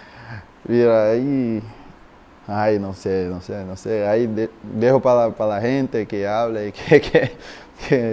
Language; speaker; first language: Spanish; non-native, learner; Portuguese